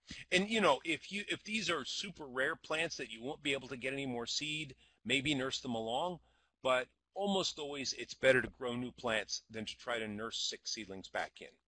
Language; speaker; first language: English; native; English